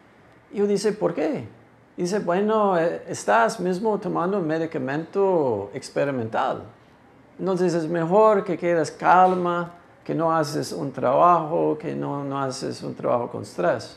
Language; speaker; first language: Spanish; non-native, fluent; English